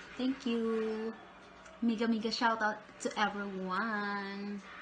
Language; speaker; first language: English; non-native, local second language; Cebuano